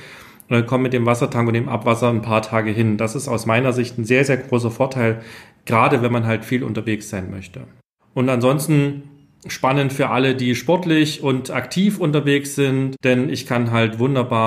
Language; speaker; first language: German; native; German